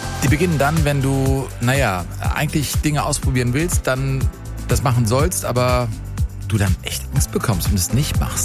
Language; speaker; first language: German; native; German